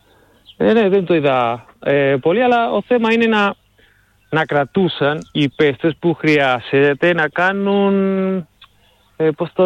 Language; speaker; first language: Greek; non-native, learner; Spanish